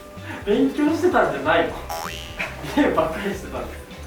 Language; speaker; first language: Japanese; native; Japanese